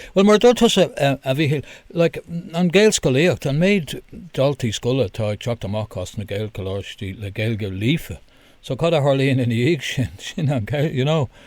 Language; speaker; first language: Irish; non-native, local second language; English